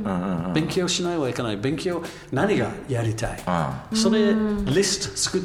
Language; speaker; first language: Japanese; non-native, learner; English